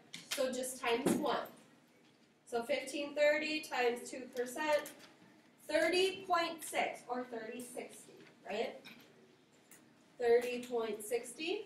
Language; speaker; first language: English; native; English